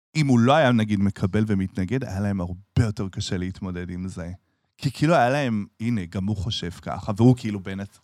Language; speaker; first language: Hebrew; native; Hebrew